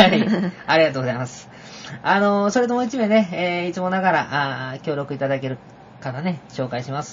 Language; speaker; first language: Japanese; native; Japanese